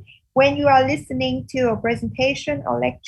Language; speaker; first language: English; non-native, fluent; Vietnamese